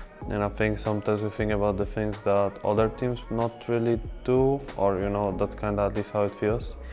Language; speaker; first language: English; non-native, fluent; Polish